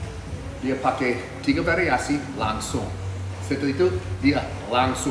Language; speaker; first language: Indonesian; non-native, fluent; English